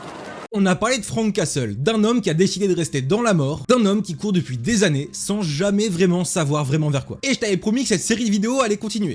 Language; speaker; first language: French; native; French